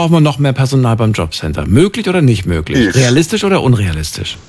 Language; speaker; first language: German; native; German